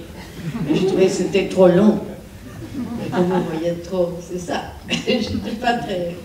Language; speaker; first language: French; non-native, fluent; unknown